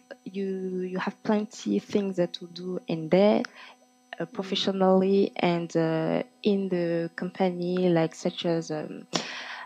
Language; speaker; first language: English; non-native, fluent; French